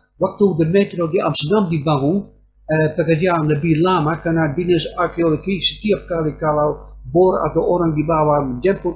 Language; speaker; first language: Indonesian; non-native, fluent; Dutch